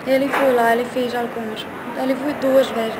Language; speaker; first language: Portuguese; non-native, learner; Finnish